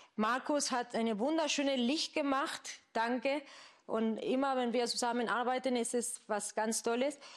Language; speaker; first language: German; non-native, fluent; Spanish